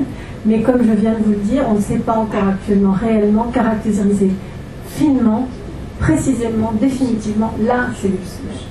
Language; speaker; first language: French; native; French